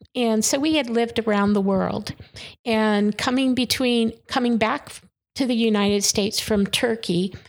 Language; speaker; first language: English; native; English